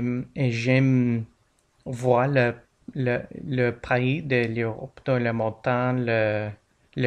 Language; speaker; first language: French; non-native, learner; English